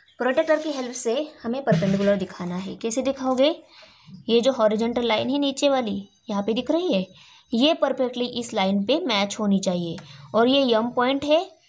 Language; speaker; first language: Hindi; non-native, local second language; Marathi